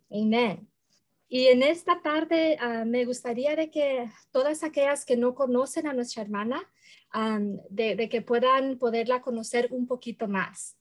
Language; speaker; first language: Spanish; early bilingual, heritage; Spanish